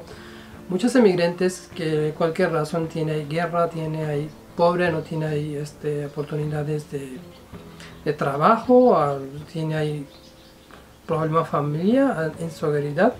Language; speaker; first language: Spanish; non-native, fluent; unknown